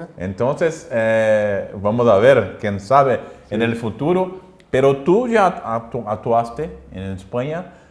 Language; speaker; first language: Spanish; non-native, learner; Portuguese